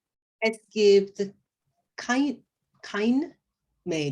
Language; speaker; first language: German; non-native, learner; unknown